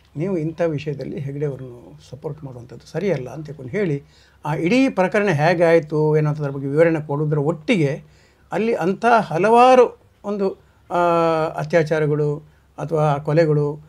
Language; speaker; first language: Kannada; native; Kannada